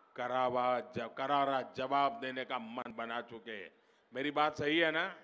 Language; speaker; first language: Hindi; non-native, local second language; Gujarati